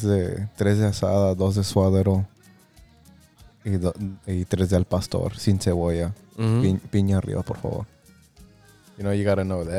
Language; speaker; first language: English; native; English